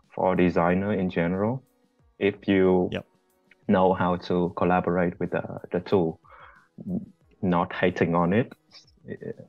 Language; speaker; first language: English; non-native, fluent; Vietnamese